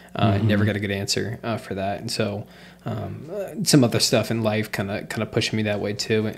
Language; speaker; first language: English; native; English